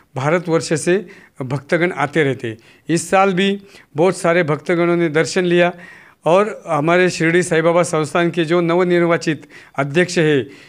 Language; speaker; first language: Hindi; non-native, local second language; Marathi